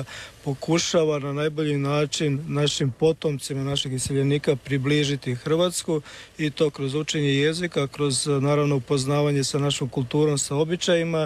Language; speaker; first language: Serbian; native; Serbian